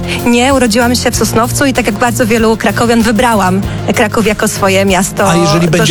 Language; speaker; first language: Polish; native; Polish